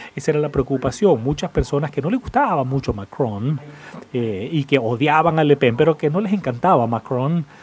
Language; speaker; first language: Spanish; non-native, fluent; English